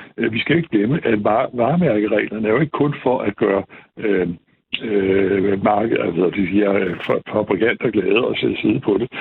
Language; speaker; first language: Danish; native; Danish